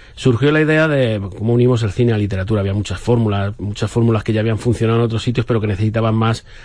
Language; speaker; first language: Spanish; native; Spanish